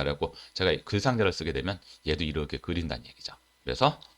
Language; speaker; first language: Korean; native; Korean